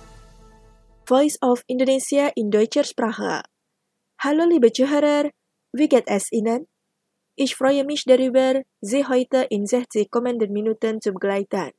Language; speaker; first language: German; non-native, fluent; Indonesian